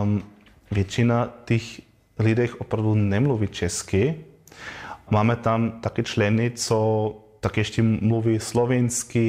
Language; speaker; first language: Czech; non-native, fluent; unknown